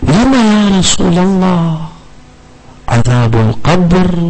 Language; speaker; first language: Arabic; native; Arabic